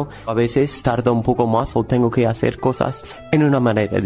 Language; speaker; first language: Spanish; non-native, fluent; English